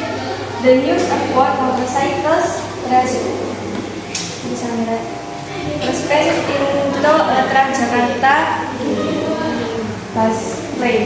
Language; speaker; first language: English; non-native, learner; Indonesian